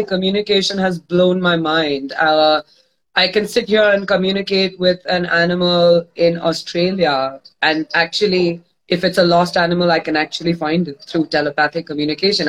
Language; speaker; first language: English; non-native, local second language; Gujarati